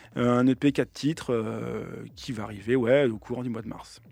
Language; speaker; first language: French; native; French